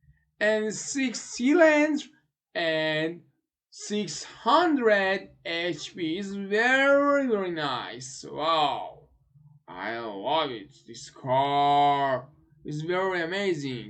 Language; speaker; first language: English; non-native, learner; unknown